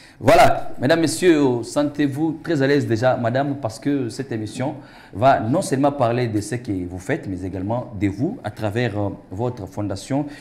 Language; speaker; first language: French; non-native, local second language; Lingala